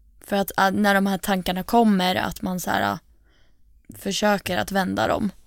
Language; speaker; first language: Swedish; native; Swedish